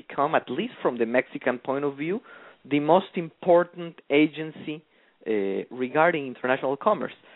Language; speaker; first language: English; non-native, fluent; Spanish